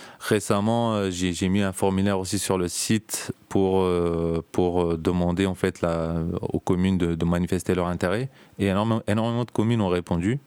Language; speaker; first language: French; early bilingual, other home language; Turkish